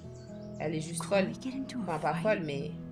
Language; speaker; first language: French; native; French